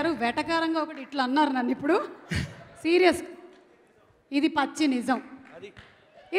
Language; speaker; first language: Telugu; native; Telugu